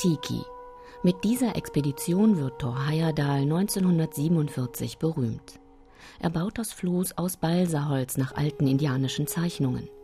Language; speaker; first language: German; native; German